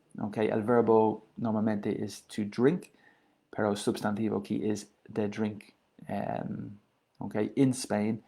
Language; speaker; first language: Spanish; non-native, learner; English